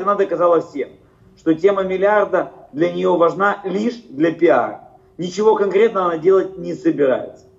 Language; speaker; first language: Russian; native; Russian